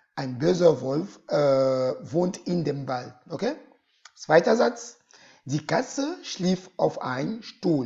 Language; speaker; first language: German; non-native, fluent; French